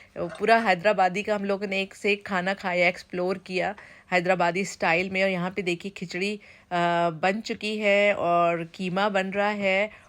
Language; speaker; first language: Hindi; native; Hindi